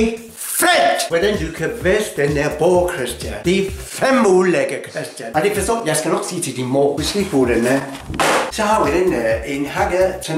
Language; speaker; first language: Danish; non-native, fluent; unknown